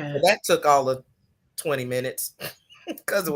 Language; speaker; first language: English; native; English